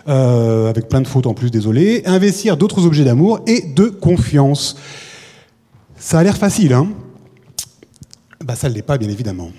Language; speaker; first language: French; native; French